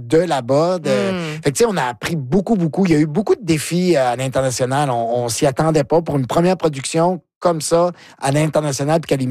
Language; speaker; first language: French; native; French